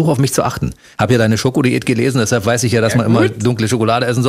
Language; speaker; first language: German; native; German